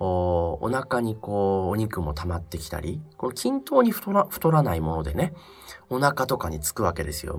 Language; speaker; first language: Japanese; native; Japanese